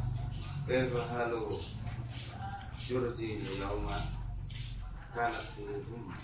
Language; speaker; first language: Arabic; non-native, learner; Indonesian